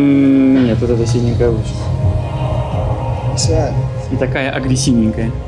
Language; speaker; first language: Russian; native; Russian